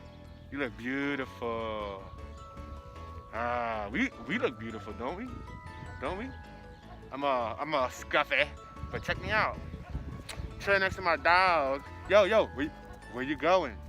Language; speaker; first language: English; native; English